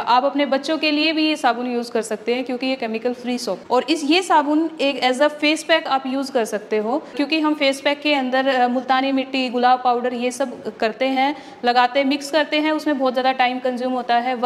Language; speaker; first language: Hindi; native; Hindi